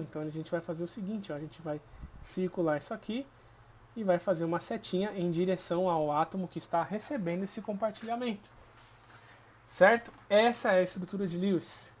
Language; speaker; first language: Portuguese; native; Portuguese